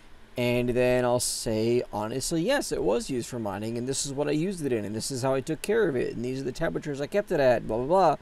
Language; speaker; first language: English; native; English